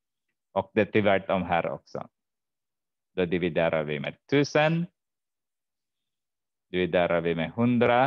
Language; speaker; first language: Swedish; non-native, fluent; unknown